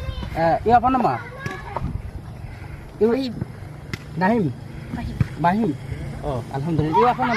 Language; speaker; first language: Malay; non-native, learner; Bangla